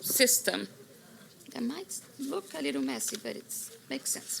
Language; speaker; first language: English; non-native, fluent; Portuguese